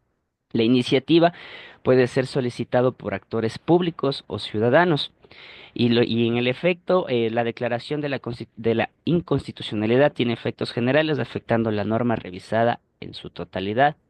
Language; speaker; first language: Spanish; native; Spanish